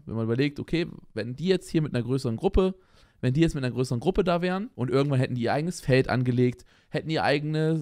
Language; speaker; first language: German; native; German